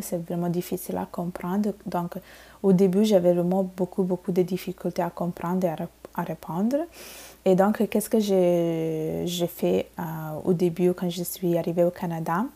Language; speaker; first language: French; non-native, fluent; Bangla